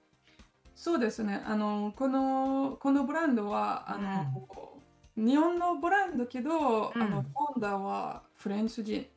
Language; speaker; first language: Japanese; non-native, learner; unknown